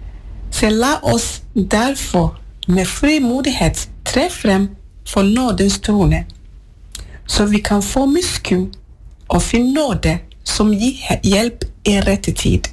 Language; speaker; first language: Norwegian; non-native, fluent; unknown